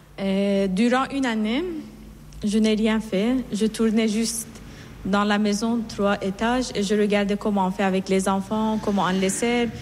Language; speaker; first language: French; non-native, fluent; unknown